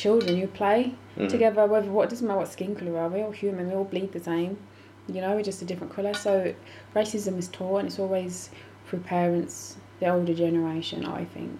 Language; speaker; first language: English; native; English